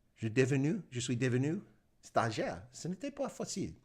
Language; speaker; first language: French; non-native, learner; English